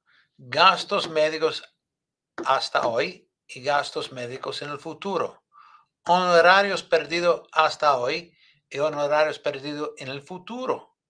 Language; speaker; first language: Spanish; non-native, learner; English